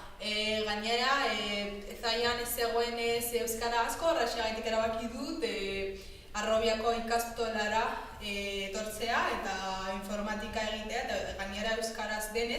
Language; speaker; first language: Basque; early bilingual, other home language; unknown